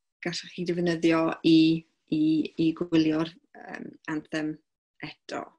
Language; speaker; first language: Welsh; non-native, local second language; English